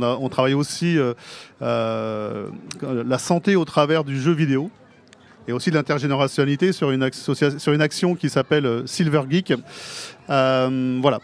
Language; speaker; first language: French; native; French